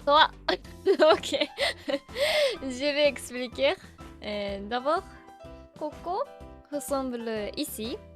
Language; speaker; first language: French; non-native, learner; Japanese